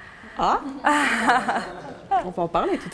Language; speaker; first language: French; native; French